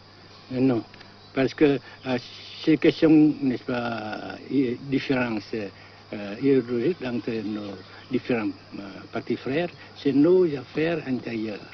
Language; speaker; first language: French; non-native, fluent; Vietnamese